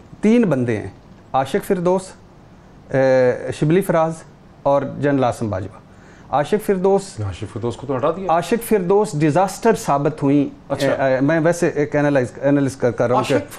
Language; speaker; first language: Urdu; native; Urdu